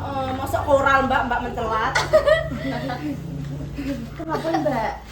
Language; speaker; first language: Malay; non-native, local second language; Javanese